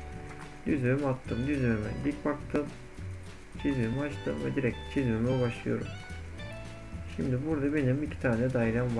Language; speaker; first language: Turkish; native; Turkish